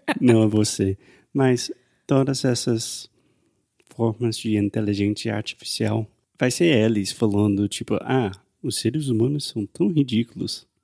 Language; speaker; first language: Portuguese; non-native, fluent; English